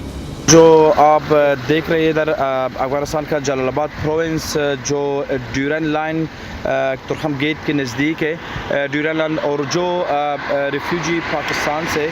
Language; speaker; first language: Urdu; non-native, fluent; Pashto